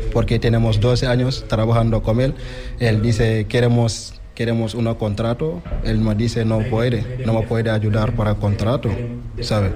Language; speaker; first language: Spanish; non-native, learner; Wolof